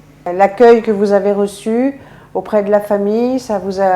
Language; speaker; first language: French; native; French